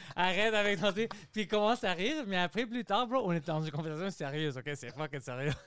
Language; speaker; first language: French; early bilingual, other home language; Greek